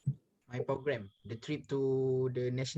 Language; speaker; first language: English; non-native, learner; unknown